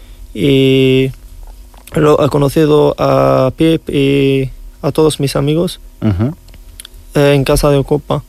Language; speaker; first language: Spanish; non-native, learner; Riffian